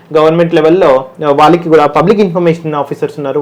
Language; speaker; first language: Telugu; native; Telugu